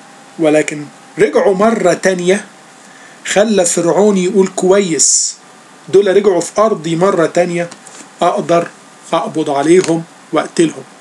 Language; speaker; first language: Arabic; native; Arabic